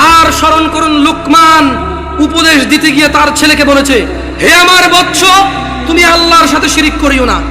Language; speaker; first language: Bangla; early bilingual, heritage; Bangla